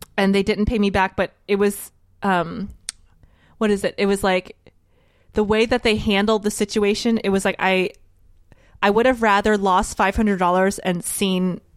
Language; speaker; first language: English; native; English